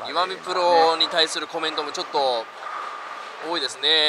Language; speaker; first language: Japanese; native; Japanese